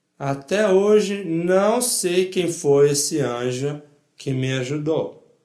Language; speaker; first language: Portuguese; non-native, fluent; Polish